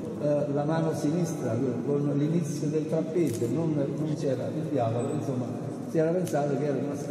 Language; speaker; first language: Italian; native; Italian